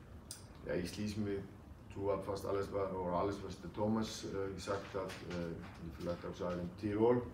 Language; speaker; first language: German; non-native, fluent; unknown